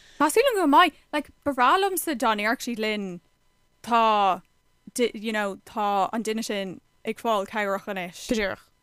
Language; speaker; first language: Irish; non-native, local second language; English